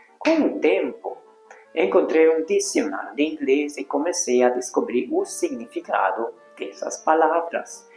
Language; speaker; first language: Portuguese; non-native, fluent; Hungarian